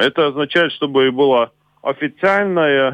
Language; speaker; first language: Russian; non-native, local second language; Latvian